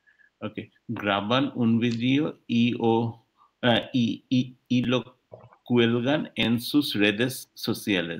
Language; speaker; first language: Spanish; non-native, learner; English